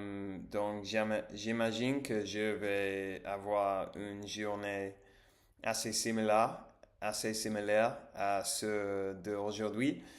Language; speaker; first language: French; non-native, learner; English